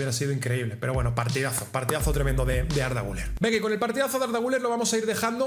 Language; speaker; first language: Spanish; native; Spanish